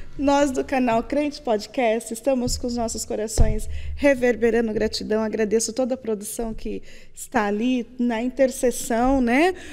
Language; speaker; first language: Portuguese; native; Portuguese